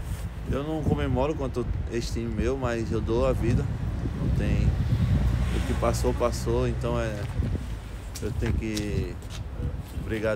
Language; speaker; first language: Portuguese; native; Portuguese